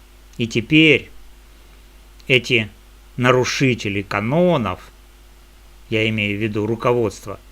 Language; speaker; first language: Russian; native; Russian